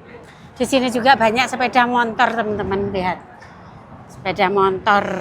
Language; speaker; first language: Indonesian; native; Indonesian